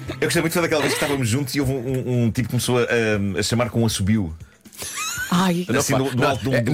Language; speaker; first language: Portuguese; native; Portuguese